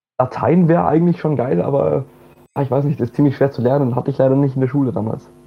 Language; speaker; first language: German; native; German